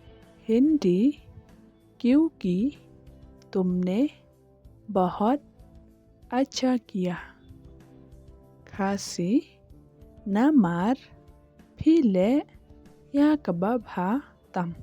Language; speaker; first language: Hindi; non-native, local second language; Khasi